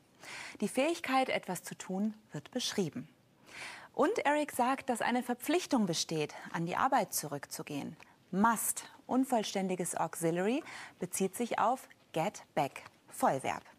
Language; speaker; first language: German; native; German